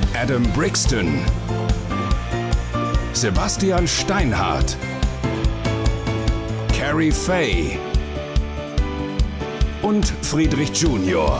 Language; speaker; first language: German; native; German